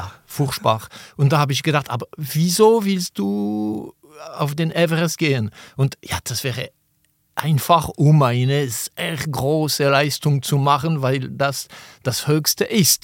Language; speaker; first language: German; non-native, local second language; French